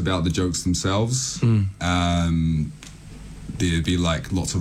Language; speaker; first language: English; native; English